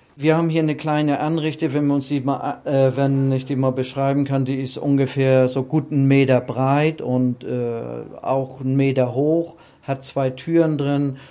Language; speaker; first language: German; native; German